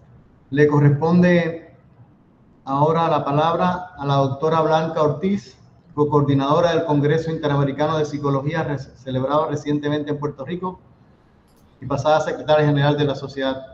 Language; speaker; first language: Spanish; native; Spanish